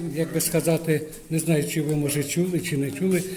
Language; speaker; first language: Ukrainian; native; Ukrainian